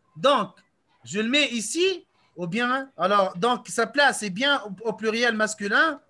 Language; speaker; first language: French; non-native, local second language; Arabic